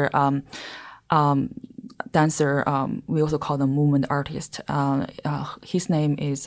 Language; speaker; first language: English; non-native, fluent; Chinese